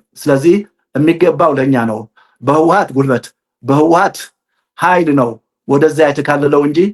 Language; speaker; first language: Amharic; non-native, local second language; Tigrinya